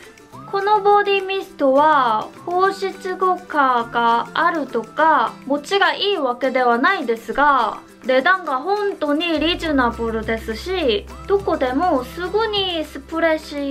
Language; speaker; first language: Japanese; non-native, fluent; Korean